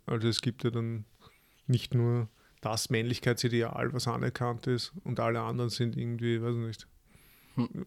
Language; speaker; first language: German; native; German